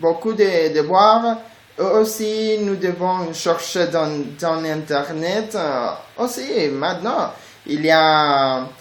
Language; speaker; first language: French; non-native, learner; Spanish